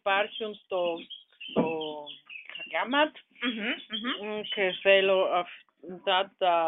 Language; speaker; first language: Greek; non-native, learner; German